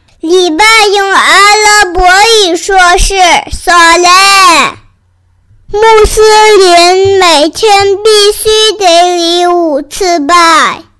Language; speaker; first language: Chinese; early bilingual, heritage; Chinese